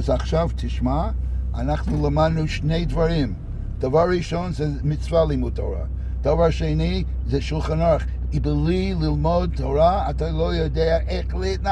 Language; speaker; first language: Hebrew; non-native, fluent; English